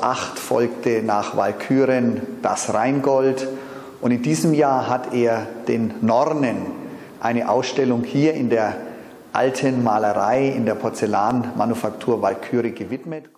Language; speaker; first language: German; native; German